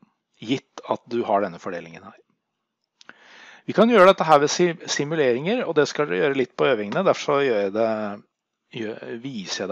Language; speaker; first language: Norwegian; native; Norwegian